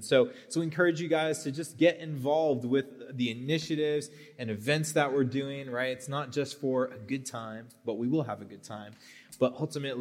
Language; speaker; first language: English; native; English